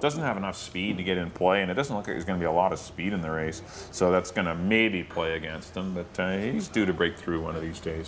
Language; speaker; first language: English; native; English